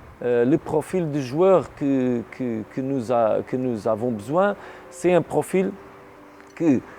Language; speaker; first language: French; non-native, learner; Portuguese